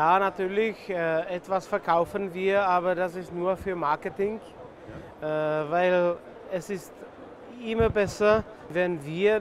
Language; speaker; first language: German; non-native, fluent; Czech